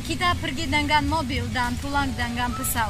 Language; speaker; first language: Indonesian; non-native, learner; Tajik